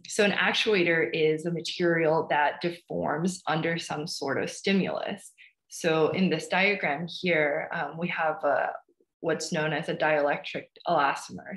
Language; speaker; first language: English; early bilingual, other home language; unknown